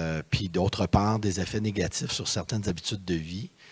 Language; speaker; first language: French; native; French